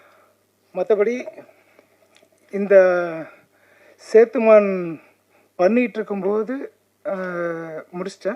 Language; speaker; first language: Tamil; native; Tamil